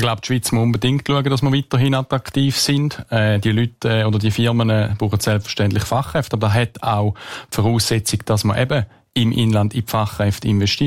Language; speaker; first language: German; native; German